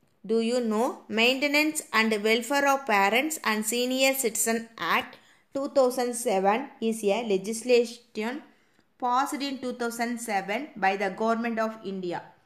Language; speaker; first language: English; non-native, local second language; Tamil